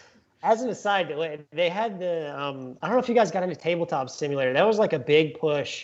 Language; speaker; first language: English; native; English